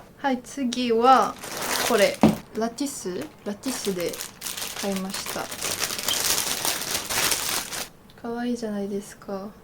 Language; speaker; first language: Japanese; non-native, learner; French